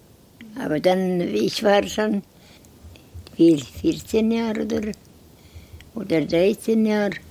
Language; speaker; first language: German; non-native, learner; Estonian